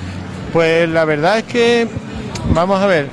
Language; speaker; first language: Spanish; native; Spanish